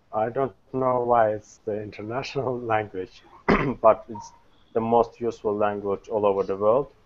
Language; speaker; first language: English; non-native, learner; Azerbaijani